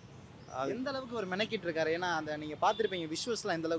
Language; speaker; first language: Tamil; native; Tamil